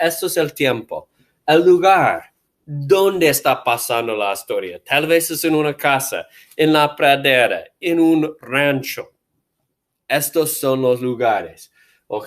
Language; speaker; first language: Spanish; non-native, fluent; English